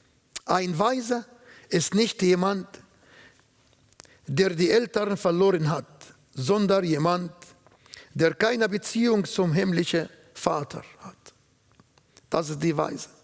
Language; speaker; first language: German; non-native, learner; Arabic